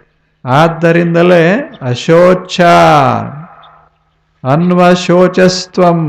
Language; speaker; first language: Kannada; native; Kannada